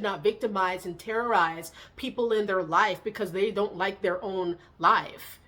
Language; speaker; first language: English; native; English